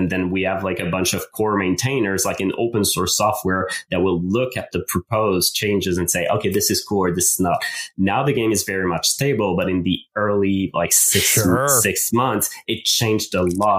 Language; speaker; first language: English; non-native, fluent; French